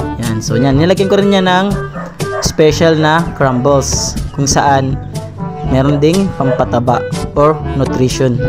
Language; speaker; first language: Filipino; non-native, local second language; Waray